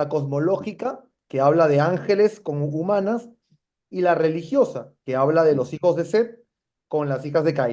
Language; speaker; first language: Spanish; native; Spanish